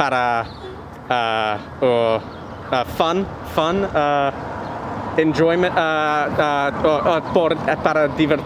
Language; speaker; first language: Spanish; non-native, learner; English